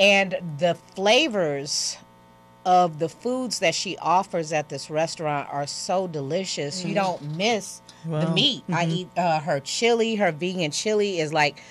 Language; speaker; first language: English; native; English